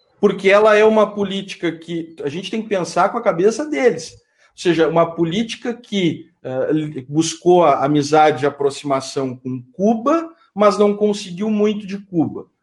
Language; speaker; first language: Portuguese; native; Portuguese